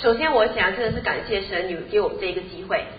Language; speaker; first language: Chinese; native; Chinese